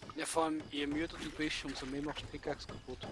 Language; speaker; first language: German; native; German